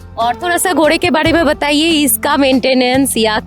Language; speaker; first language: Hindi; native; Hindi